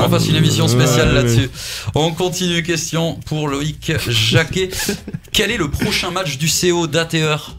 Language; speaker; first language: French; native; French